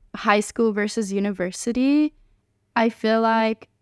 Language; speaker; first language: English; non-native, fluent; Hungarian